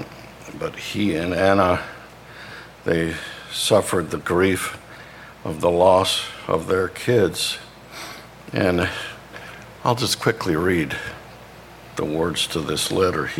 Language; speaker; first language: English; native; English